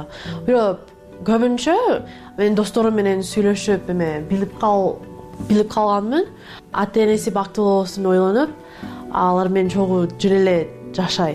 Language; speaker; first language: Kyrgyz; non-native, learner; English